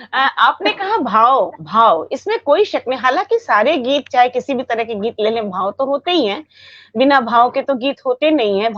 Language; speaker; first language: Hindi; native; Hindi